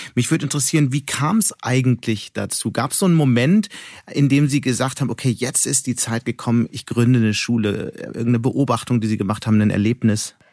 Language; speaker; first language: German; native; German